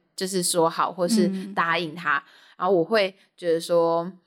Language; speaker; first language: Chinese; native; Chinese